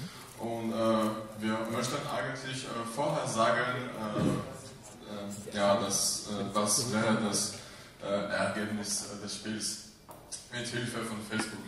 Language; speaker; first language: German; non-native, fluent; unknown